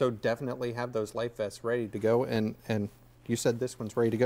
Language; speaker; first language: English; native; English